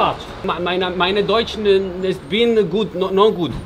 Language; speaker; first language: German; non-native, learner; Norwegian